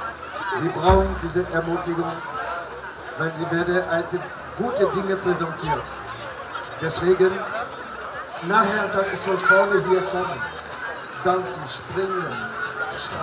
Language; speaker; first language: German; non-native, learner; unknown